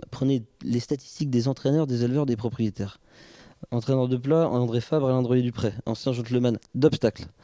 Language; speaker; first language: French; native; French